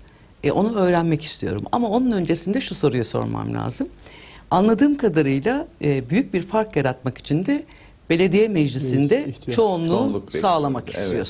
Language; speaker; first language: Turkish; native; Turkish